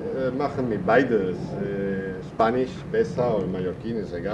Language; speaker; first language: German; non-native, learner; Spanish